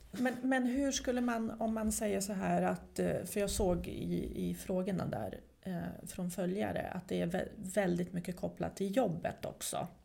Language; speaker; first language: Swedish; non-native, fluent; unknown